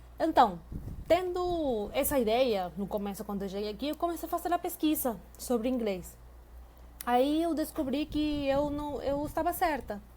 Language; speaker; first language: Portuguese; non-native, fluent; Spanish